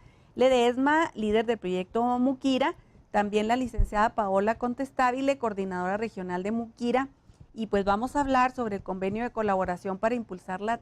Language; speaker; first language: Spanish; native; Spanish